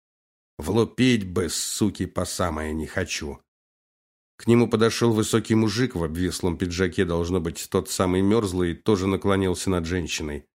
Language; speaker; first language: Russian; native; Russian